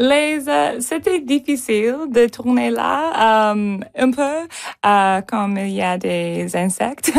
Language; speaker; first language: French; non-native, local second language; English